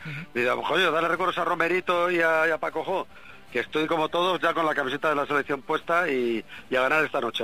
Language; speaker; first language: Spanish; native; Spanish